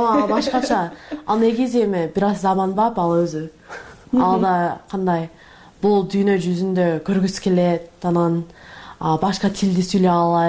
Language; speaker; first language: Kyrgyz; non-native, learner; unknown